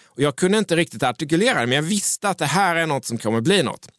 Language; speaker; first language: Swedish; native; Swedish